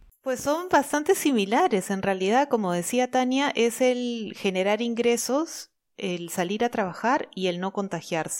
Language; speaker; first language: Spanish; native; Spanish